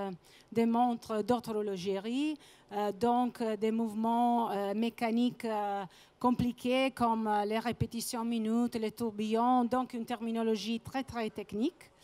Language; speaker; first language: French; non-native, fluent; Italian